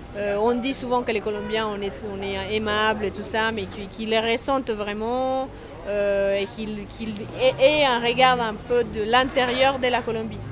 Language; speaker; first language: French; non-native, fluent; Spanish